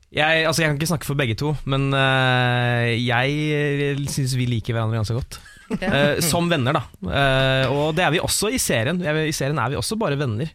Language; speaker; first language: Norwegian; native; Norwegian